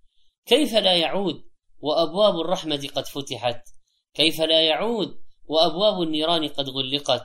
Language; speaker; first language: Arabic; native; Arabic